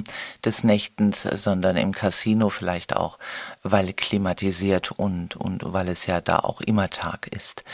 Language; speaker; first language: German; native; German